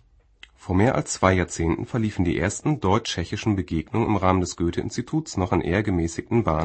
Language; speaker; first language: German; native; German